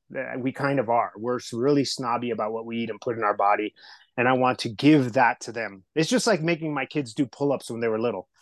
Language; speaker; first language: English; early bilingual, other home language; Spanish